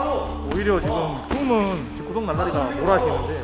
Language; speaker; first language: Korean; native; Korean